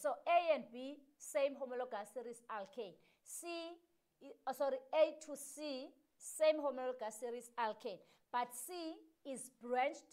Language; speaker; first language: English; non-native, local second language; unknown